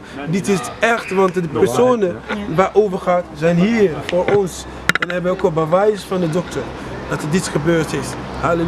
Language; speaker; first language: Dutch; non-native, fluent; French